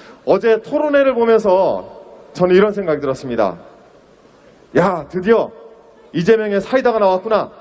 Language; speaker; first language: Korean; native; Korean